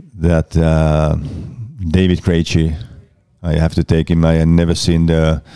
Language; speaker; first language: English; non-native, learner; Finnish